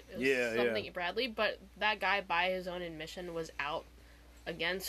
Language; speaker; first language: English; native; English